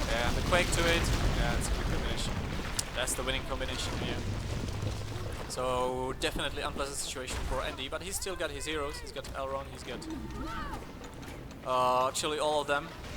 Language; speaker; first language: English; non-native, fluent; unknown